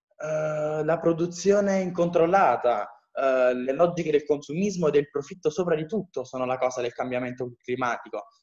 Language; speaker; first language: Italian; native; Italian